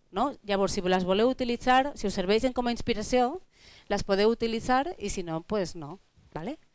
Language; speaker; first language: Catalan; non-native, local second language; Spanish